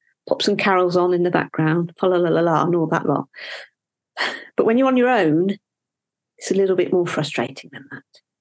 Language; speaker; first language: English; native; English